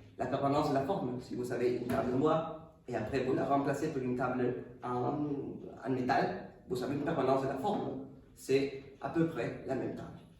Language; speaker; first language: French; non-native, fluent; Spanish